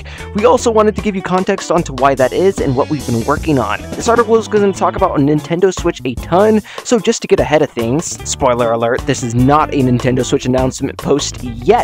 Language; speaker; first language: English; native; English